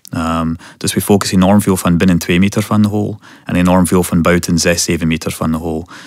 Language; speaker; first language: Dutch; non-native, fluent; English